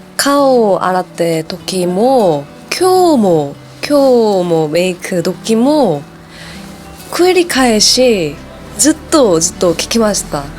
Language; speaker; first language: Japanese; non-native, learner; Korean